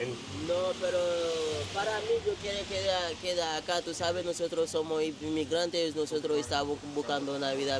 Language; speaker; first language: Spanish; non-native, fluent; Haitian Creole